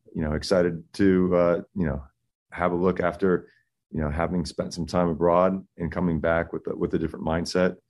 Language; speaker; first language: English; early bilingual, other home language; Spanish